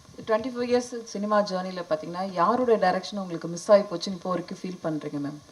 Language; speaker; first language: Tamil; native; Tamil